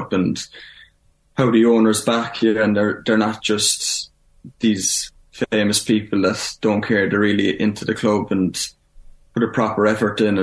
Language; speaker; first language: English; native; English